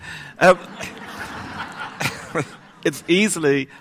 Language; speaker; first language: English; native; English